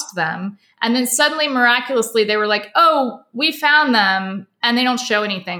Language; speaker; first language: English; native; English